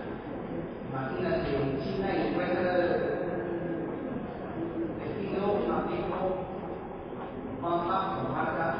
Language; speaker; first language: Spanish; non-native, learner; Chinese